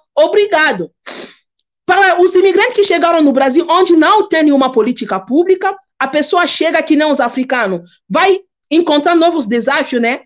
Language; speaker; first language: Portuguese; non-native, fluent; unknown